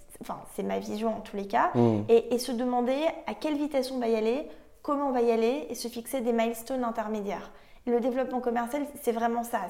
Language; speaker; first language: French; native; French